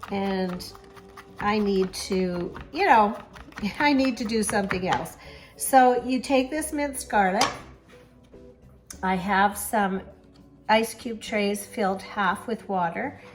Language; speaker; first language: English; native; English